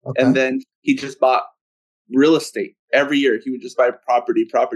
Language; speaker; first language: English; early bilingual, other home language; Spanish